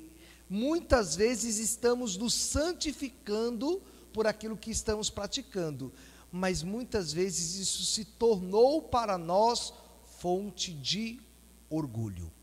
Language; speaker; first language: Portuguese; native; Portuguese